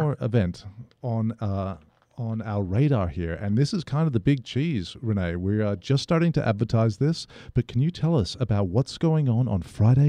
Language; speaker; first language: English; native; English